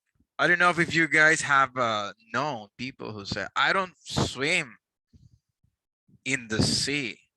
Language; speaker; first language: English; non-native, fluent; Spanish